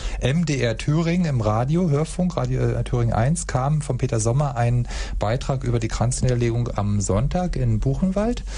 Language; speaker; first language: German; native; German